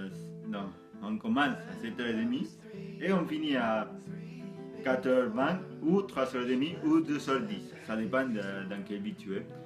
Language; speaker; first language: French; non-native, fluent; Spanish